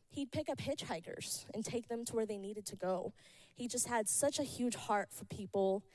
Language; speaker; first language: English; early bilingual, other home language; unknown